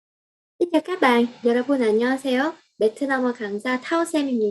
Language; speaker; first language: Korean; non-native, fluent; Vietnamese